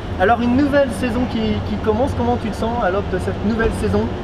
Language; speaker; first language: French; native; French